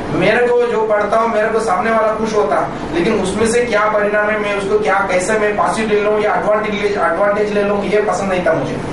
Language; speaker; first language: Hindi; non-native, local second language; Tamil